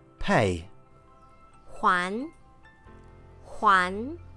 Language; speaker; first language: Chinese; non-native, learner; English